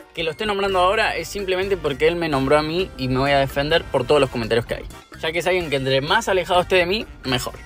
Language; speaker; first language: Spanish; native; Spanish